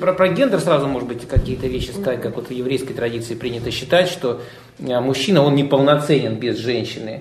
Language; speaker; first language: Russian; native; Russian